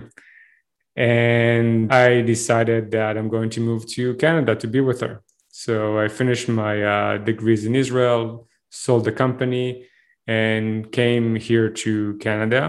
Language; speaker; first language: English; non-native, fluent; Hebrew